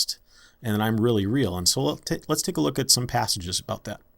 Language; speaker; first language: English; native; English